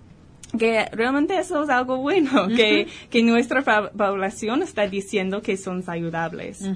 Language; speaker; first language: Spanish; early bilingual, heritage; Spanish